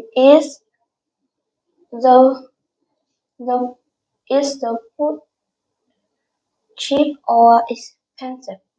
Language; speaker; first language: English; non-native, learner; Vietnamese